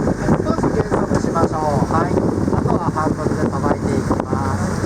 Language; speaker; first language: Japanese; native; Japanese